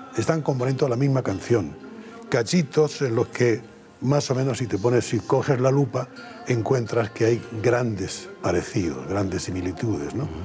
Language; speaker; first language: Spanish; native; Spanish